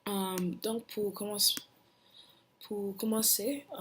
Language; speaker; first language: French; non-native, learner; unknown